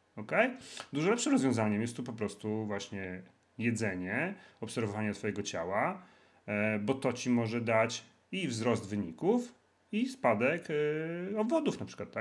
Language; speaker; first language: Polish; native; Polish